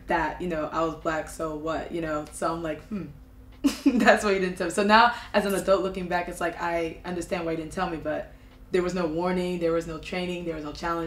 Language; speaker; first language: English; early bilingual, other home language; Japanese